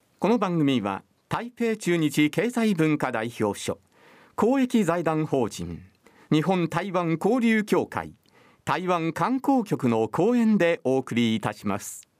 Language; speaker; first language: Japanese; native; Japanese